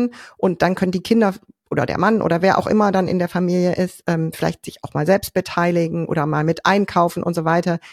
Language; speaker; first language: German; native; German